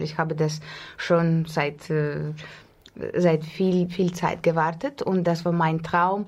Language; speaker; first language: German; non-native, learner; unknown